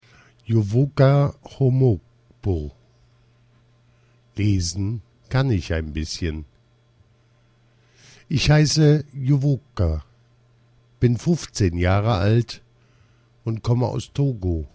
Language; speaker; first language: German; early bilingual, other home language; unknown